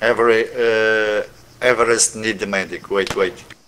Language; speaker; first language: English; non-native, learner; Portuguese